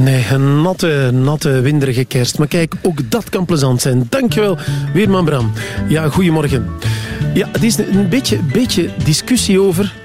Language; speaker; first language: Dutch; native; Dutch